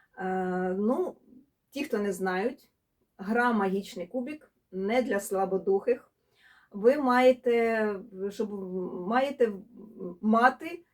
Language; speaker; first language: Ukrainian; non-native, local second language; Russian